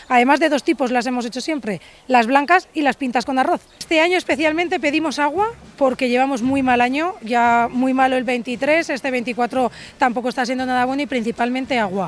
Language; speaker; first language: Spanish; native; Spanish